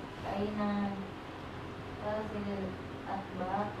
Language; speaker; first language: Arabic; non-native, learner; Indonesian